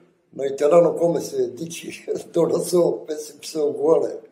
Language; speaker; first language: Italian; non-native, learner; Bulgarian